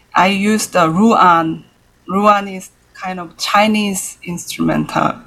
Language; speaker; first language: English; non-native, learner; Korean